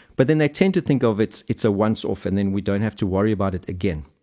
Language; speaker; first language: English; native; English